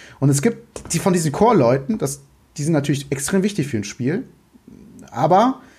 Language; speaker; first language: German; native; German